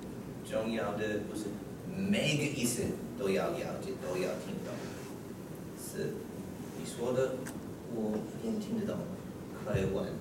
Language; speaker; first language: Chinese; non-native, learner; English